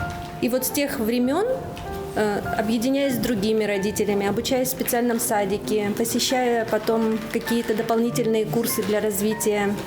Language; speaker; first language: Russian; native; Russian